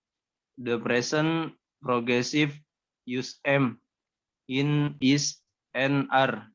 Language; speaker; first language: English; non-native, learner; Indonesian